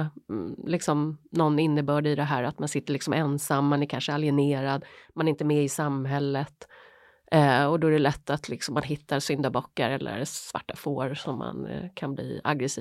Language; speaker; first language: Swedish; native; Swedish